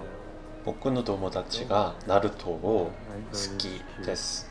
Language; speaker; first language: Japanese; non-native, learner; Korean